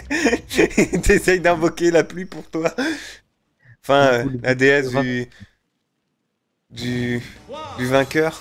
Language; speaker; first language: French; native; French